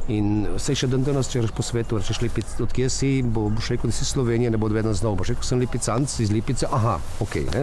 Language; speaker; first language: English; non-native, fluent; Slovenian